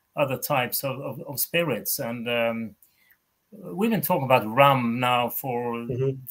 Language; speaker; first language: English; non-native, fluent; Swedish